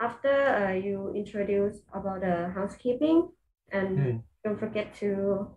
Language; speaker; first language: English; non-native, fluent; Thai